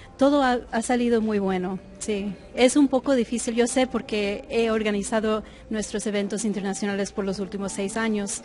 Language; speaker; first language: Spanish; early bilingual, heritage; English